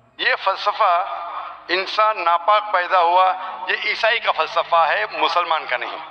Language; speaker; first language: Urdu; non-native, local second language; Konkani